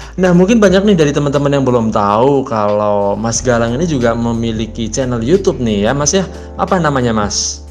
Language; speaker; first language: Indonesian; native; Indonesian